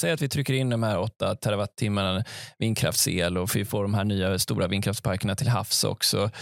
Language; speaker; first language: Swedish; native; Swedish